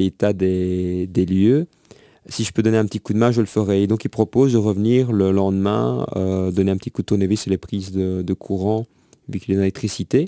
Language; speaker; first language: French; native; French